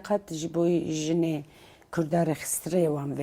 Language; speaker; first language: Kurdish; non-native, local second language; Turkish